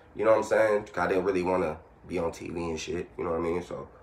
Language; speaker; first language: English; native; English